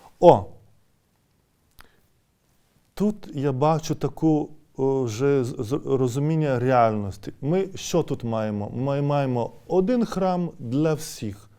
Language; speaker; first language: Ukrainian; non-native, fluent; Lithuanian